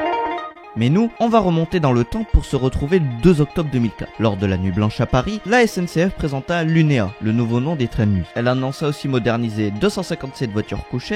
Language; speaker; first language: French; native; French